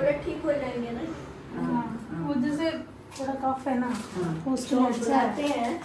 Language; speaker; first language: Hindi; non-native, local second language; Punjabi